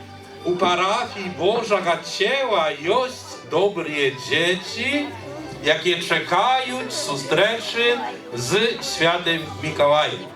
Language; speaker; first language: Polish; non-native, learner; Belarusian